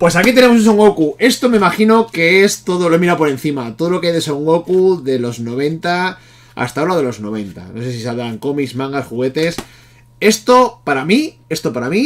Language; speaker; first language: Spanish; native; Spanish